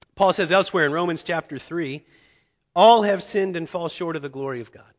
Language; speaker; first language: English; native; English